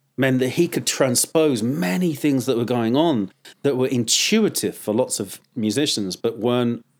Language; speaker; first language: English; native; English